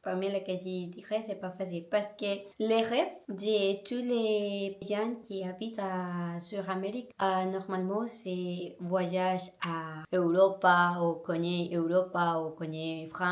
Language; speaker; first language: French; non-native, learner; Spanish